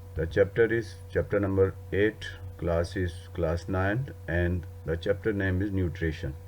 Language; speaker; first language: English; non-native, local second language; Urdu